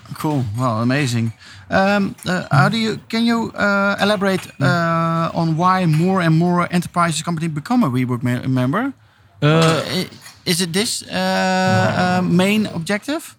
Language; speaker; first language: English; non-native, fluent; Dutch